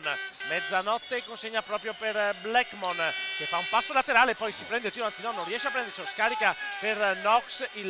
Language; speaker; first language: Italian; native; Italian